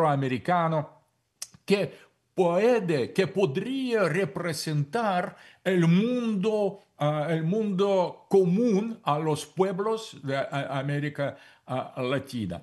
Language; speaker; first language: Spanish; non-native, fluent; Russian